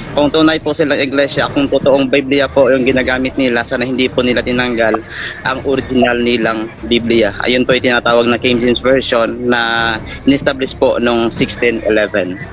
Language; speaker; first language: Filipino; non-native, local second language; Hiligaynon